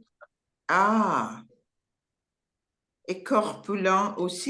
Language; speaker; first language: French; non-native, learner; English